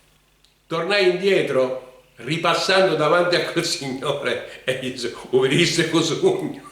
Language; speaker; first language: Italian; native; Italian